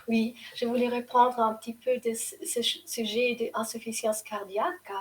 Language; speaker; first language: French; non-native, fluent; German